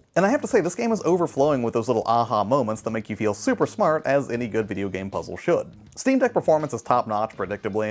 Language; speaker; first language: English; native; English